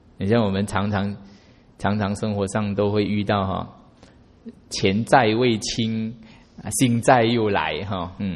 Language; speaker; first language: Chinese; native; Chinese